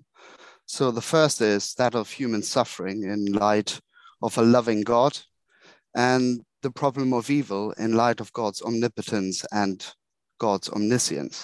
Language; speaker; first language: English; non-native, fluent; German